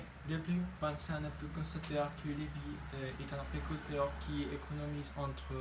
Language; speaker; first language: French; non-native, learner; Spanish